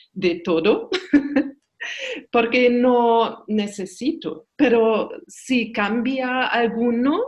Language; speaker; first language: Spanish; non-native, learner; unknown